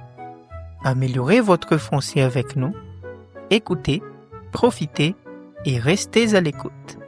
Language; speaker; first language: French; non-native, local second language; Malagasy